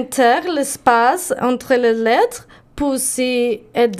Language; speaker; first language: French; non-native, learner; Spanish